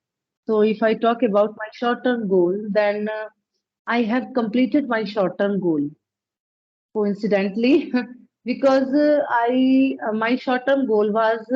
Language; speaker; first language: English; non-native, learner; Punjabi